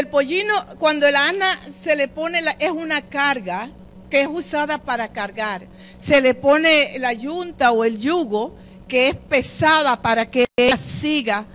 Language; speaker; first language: Spanish; native; Spanish